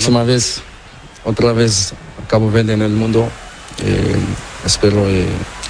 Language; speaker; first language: Spanish; non-native, learner; Portuguese